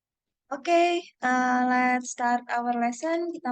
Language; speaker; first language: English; non-native, fluent; Indonesian